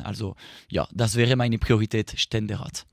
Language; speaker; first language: German; non-native, local second language; French